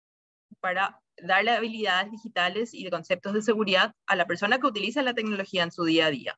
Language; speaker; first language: Spanish; native; Spanish